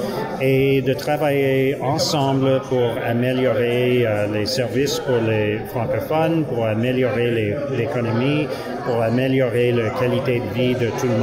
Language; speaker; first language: French; non-native, learner; English